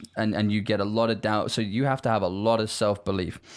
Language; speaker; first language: English; native; English